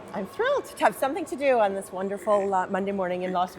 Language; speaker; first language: English; native; English